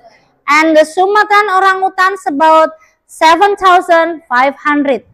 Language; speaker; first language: English; non-native, learner; Indonesian